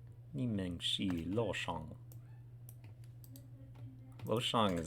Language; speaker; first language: Chinese; non-native, learner; English